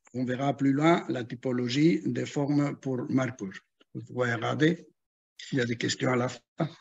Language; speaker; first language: French; non-native, fluent; Spanish